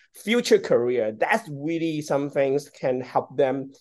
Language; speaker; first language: English; non-native, local second language; Cantonese